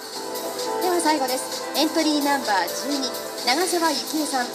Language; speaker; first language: Japanese; native; Japanese